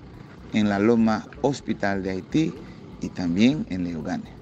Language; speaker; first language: Spanish; non-native, fluent; Haitian Creole